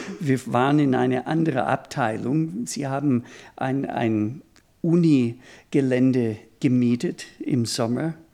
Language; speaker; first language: German; non-native, fluent; English